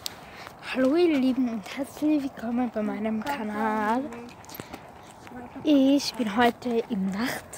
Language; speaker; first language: German; non-native, learner; Bulgarian